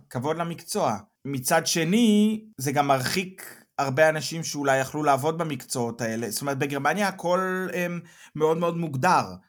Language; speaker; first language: Hebrew; native; Hebrew